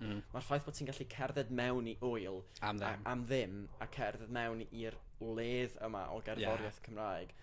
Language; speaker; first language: Welsh; native; Welsh